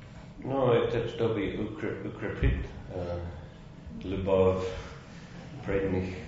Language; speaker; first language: Russian; non-native, fluent; English